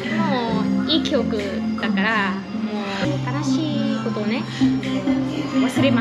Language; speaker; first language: Japanese; non-native, learner; Vietnamese